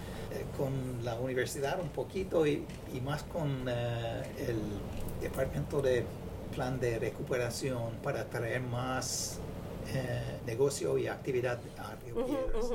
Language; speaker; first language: Spanish; non-native, fluent; English